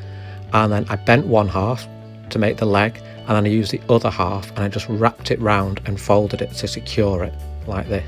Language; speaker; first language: English; native; English